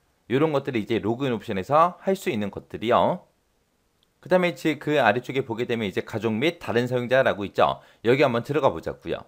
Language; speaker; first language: Korean; native; Korean